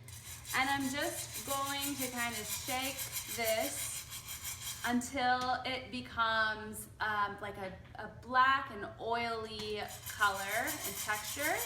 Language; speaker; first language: English; early bilingual, other home language; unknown